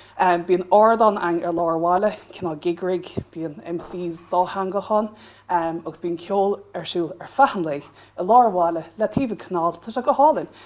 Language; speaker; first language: Irish; non-native, local second language; English